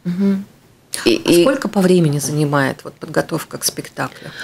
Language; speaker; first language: Russian; native; Russian